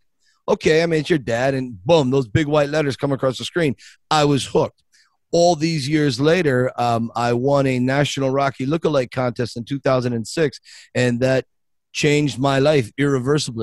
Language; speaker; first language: English; native; English